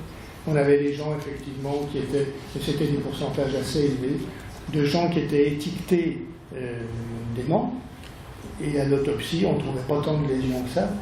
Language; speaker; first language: French; native; French